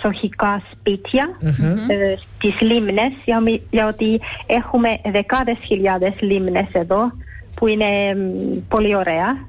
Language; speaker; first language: Greek; early bilingual, heritage; Greek